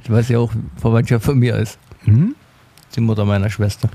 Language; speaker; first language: German; native; German